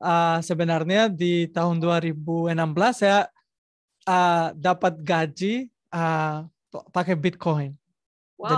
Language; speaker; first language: Indonesian; non-native, learner; Spanish